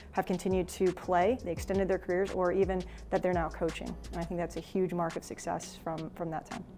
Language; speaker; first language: English; native; English